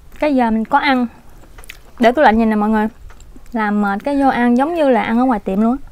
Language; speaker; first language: Vietnamese; native; Vietnamese